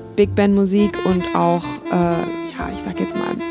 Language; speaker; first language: German; native; German